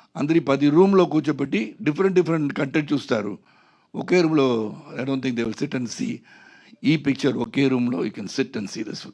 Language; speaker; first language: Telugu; non-native, local second language; Tamil